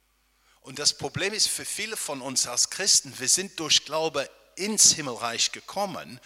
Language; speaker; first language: German; non-native, fluent; English